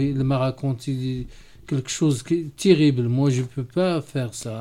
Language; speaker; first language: French; non-native, learner; Arabic